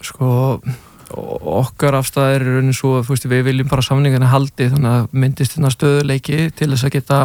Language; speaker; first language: Icelandic; native; Icelandic